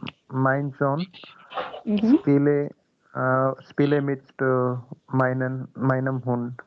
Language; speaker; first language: German; non-native, learner; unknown